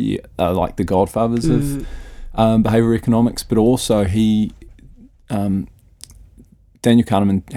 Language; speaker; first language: English; native; English